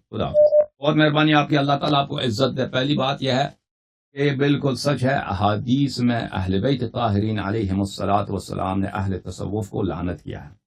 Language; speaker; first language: Urdu; non-native, fluent; Persian